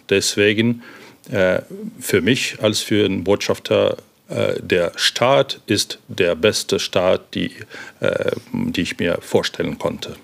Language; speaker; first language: German; non-native, fluent; Ukrainian